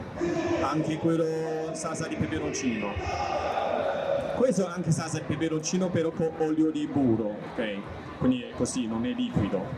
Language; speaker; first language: Italian; non-native, learner; Chinese